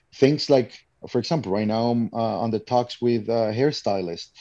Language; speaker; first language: English; non-native, fluent; Spanish